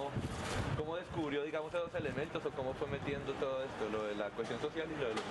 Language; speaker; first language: Spanish; native; Spanish